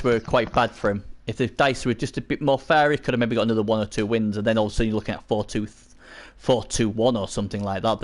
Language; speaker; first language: English; native; English